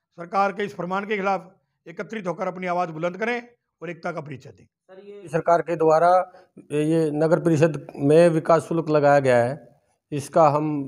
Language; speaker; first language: Hindi; native; Hindi